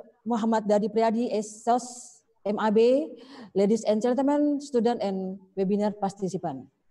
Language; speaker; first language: English; non-native, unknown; Indonesian